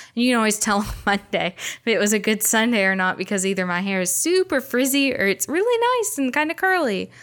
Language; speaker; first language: English; native; English